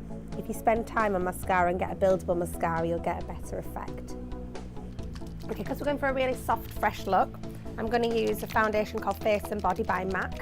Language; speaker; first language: English; native; English